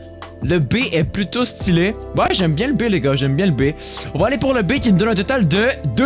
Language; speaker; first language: French; native; French